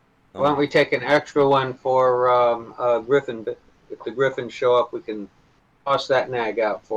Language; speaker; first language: English; native; English